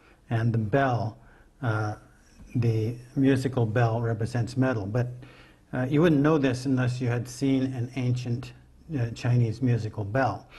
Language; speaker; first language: English; native; English